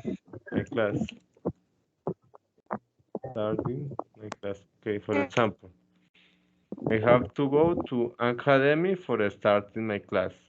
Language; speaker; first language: English; non-native, fluent; Spanish